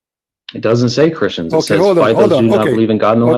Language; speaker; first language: English; native; English